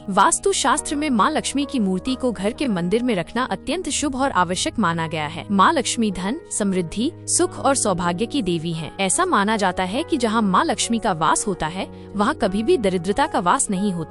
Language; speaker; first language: Hindi; native; Hindi